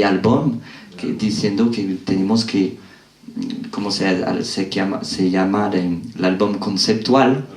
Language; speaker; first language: Spanish; non-native, fluent; French